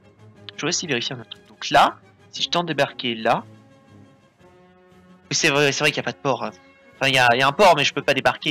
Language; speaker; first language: French; native; French